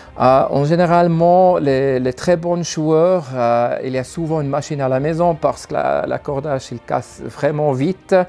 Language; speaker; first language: French; non-native, learner; German